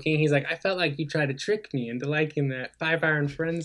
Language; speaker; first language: English; native; English